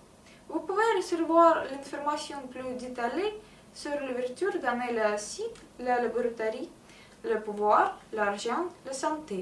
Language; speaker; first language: French; non-native, learner; Russian